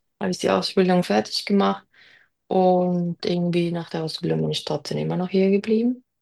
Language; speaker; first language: German; early bilingual, other home language; Spanish